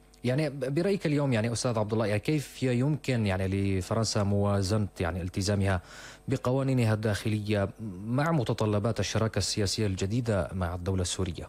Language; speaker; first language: Arabic; native; Arabic